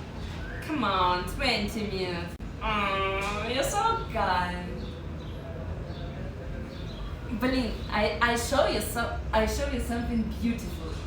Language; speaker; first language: English; non-native, learner; Russian